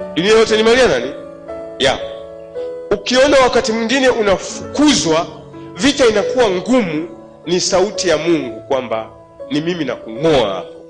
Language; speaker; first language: Swahili; native; Swahili